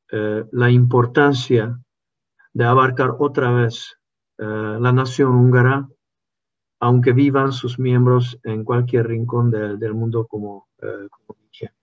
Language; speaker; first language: Spanish; non-native, fluent; Hungarian